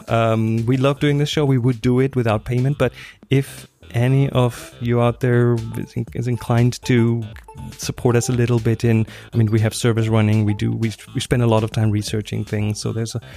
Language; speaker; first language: English; non-native, fluent; German